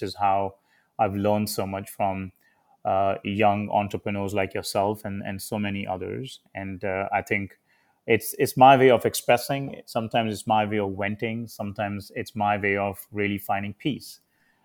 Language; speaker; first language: English; non-native, local second language; Hindi